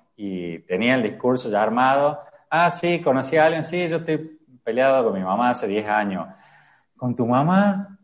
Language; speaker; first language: Spanish; native; Spanish